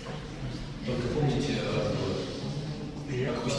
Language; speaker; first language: Russian; native; Russian